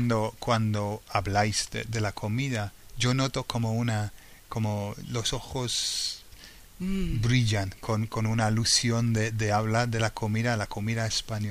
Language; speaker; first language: Spanish; non-native, fluent; English